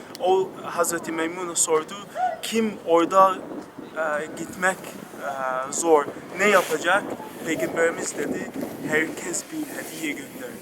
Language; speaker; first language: Turkish; non-native, learner; Arabic